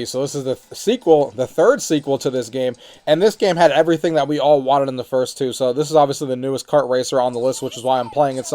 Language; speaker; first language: English; native; English